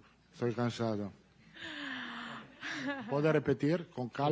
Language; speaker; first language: Portuguese; non-native, learner; Italian